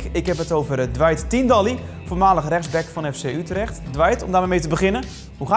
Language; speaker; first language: Dutch; native; Dutch